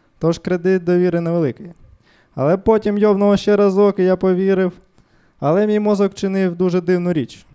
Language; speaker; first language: Ukrainian; non-native, local second language; Russian